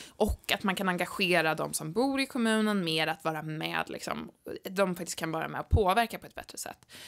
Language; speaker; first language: Swedish; native; Swedish